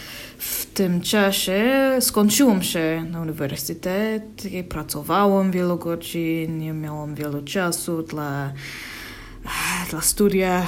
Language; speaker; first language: Polish; non-native, learner; English